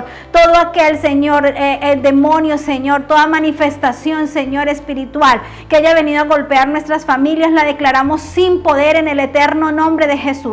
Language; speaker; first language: Spanish; native; Spanish